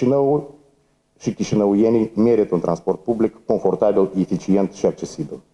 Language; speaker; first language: Romanian; native; Romanian